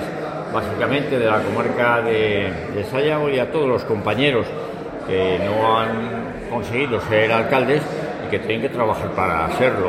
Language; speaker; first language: Spanish; native; Spanish